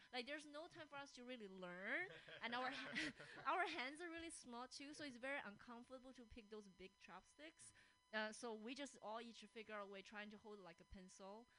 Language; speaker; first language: English; non-native, fluent; Chinese